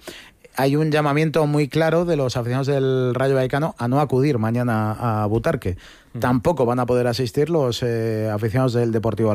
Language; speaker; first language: Spanish; native; Spanish